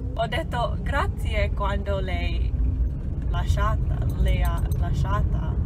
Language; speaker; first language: Italian; non-native, learner; English